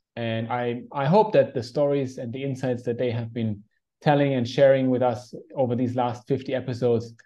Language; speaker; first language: English; non-native, fluent; German